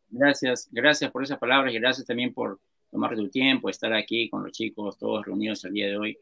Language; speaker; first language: Spanish; native; Spanish